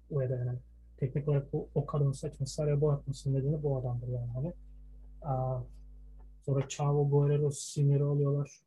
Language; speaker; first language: Turkish; early bilingual, heritage; Turkish